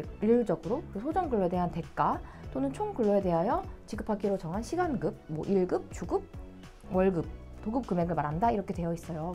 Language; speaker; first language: Korean; native; Korean